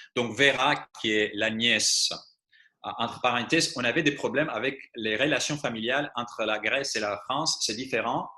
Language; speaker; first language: French; non-native, fluent; Greek